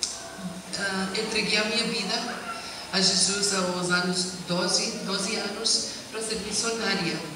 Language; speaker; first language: Portuguese; non-native, learner; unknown